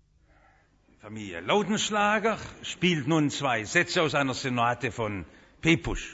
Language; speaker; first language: German; native; German